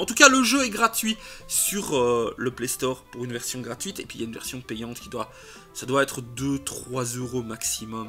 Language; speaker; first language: French; native; French